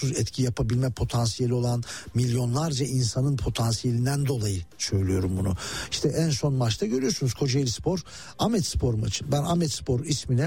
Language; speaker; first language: Turkish; native; Turkish